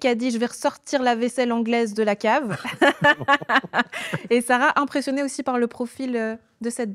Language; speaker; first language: French; native; French